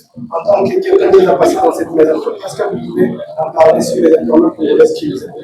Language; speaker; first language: French; non-native, local second language; Kinyarwanda